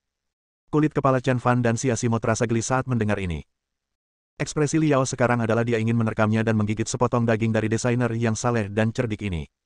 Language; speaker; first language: Indonesian; native; Indonesian